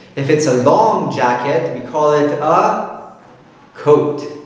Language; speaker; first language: English; native; English